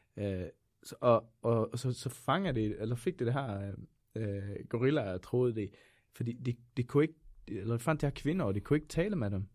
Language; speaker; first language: Danish; non-native, fluent; Swedish